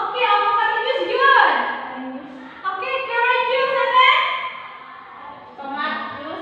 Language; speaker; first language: English; non-native, learner; Indonesian